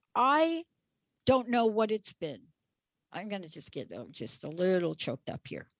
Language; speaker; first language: English; native; English